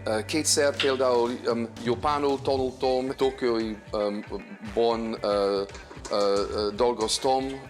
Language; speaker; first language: Hungarian; non-native, fluent; English